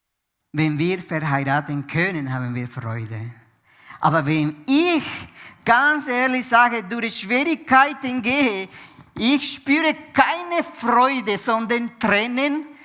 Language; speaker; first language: German; non-native, fluent; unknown